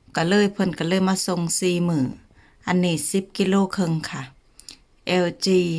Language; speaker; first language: Thai; native; Thai